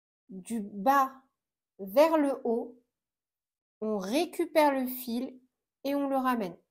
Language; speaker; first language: French; native; French